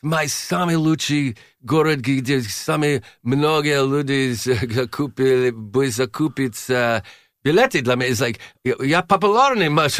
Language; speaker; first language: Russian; non-native, learner; English